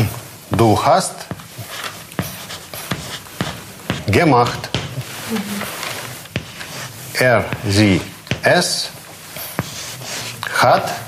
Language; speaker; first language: German; non-native, fluent; Russian